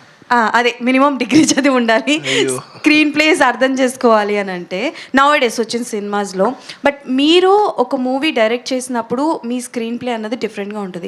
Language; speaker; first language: Telugu; native; Telugu